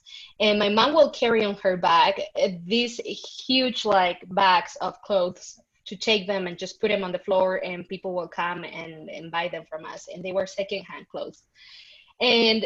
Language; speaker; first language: English; non-native, fluent; Spanish